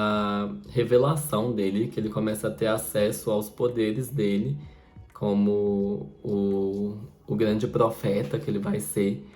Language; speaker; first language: Portuguese; native; Portuguese